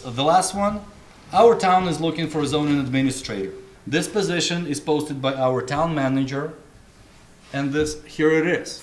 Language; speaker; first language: English; non-native, fluent; Russian